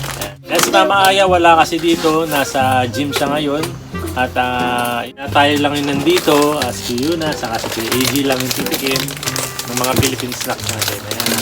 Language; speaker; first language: Filipino; native; Filipino